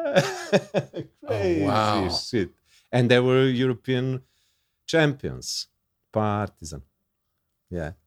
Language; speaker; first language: English; non-native, learner; Serbian